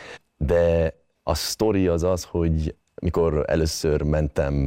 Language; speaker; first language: Hungarian; early bilingual, heritage; Hungarian